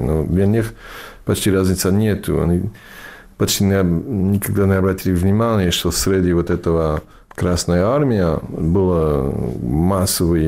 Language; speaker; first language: Russian; non-native, fluent; English